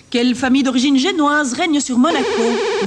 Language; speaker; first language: French; native; French